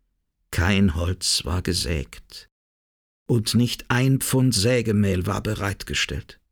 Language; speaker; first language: German; native; German